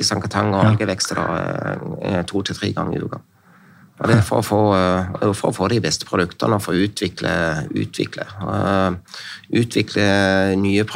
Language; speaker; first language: Norwegian; native; Norwegian